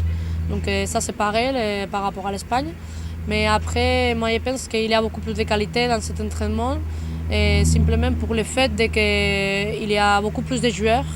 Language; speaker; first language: French; non-native, fluent; Spanish